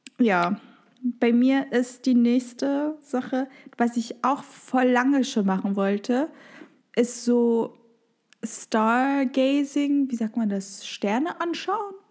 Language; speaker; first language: German; native; German